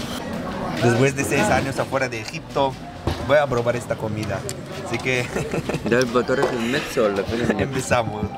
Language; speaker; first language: Spanish; non-native, fluent; Arabic